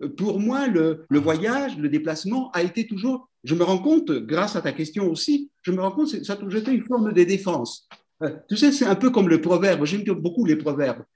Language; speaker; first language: French; non-native, fluent; Spanish